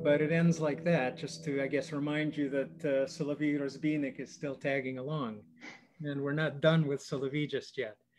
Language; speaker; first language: English; early bilingual, other home language; Ukrainian